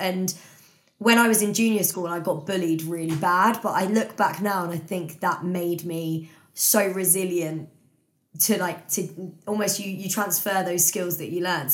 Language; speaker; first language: English; native; English